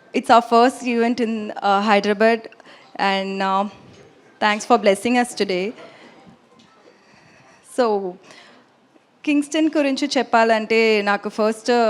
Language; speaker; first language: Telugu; non-native, learner; Tamil